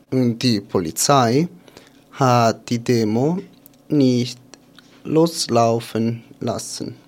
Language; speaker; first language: German; non-native, fluent; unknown